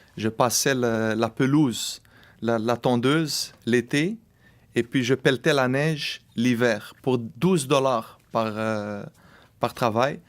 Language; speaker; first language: French; early bilingual, other home language; Arabic